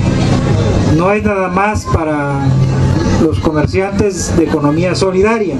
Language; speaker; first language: Spanish; native; Spanish